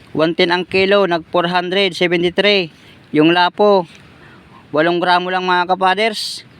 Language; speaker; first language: Filipino; native; Filipino